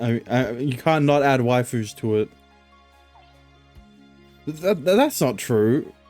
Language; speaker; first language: English; native; English